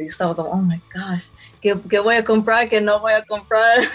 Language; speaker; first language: Spanish; early bilingual, heritage; Spanish